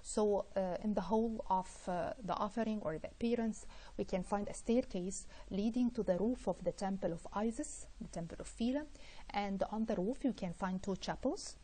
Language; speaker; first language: English; non-native, fluent; Arabic